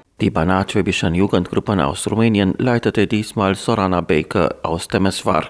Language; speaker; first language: German; native; German